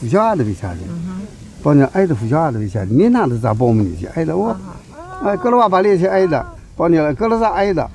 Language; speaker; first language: Russian; non-native, learner; Chinese